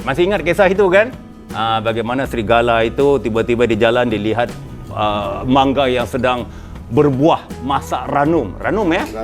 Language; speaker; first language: Malay; native; Malay